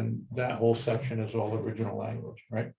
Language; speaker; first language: English; native; English